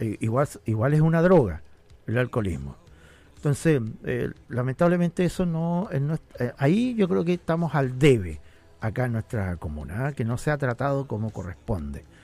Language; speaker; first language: Spanish; native; Spanish